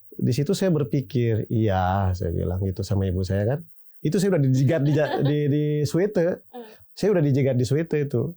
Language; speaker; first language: Indonesian; native; Indonesian